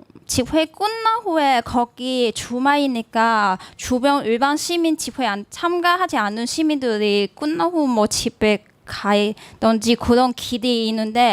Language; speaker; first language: Korean; non-native, learner; Cantonese